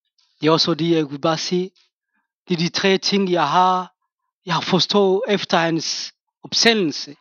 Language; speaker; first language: Danish; non-native, fluent; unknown